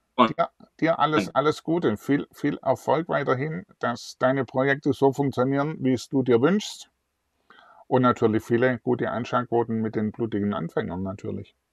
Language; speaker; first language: German; native; German